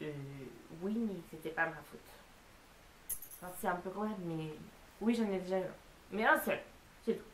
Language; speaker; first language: French; native; French